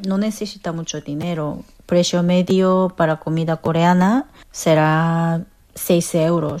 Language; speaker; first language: Spanish; non-native, learner; Korean